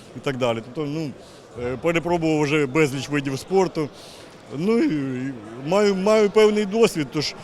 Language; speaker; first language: Ukrainian; native; Ukrainian